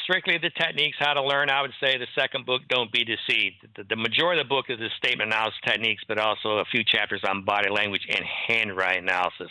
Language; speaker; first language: English; native; English